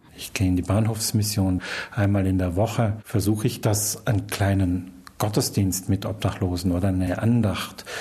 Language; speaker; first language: German; native; German